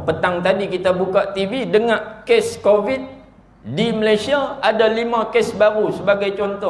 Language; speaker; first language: Malay; native; Malay